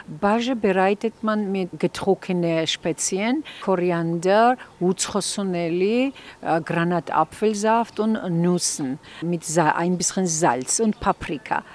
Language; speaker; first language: German; non-native, fluent; Georgian